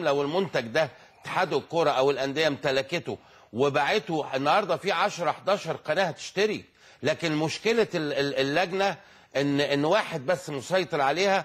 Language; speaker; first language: Arabic; native; Arabic